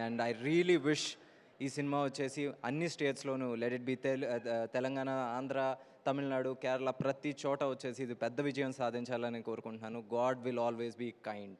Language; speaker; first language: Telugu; native; Telugu